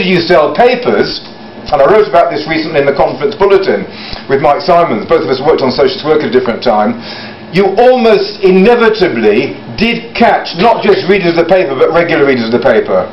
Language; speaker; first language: English; native; English